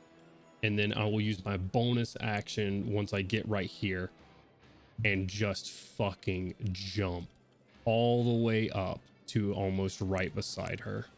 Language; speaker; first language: English; native; English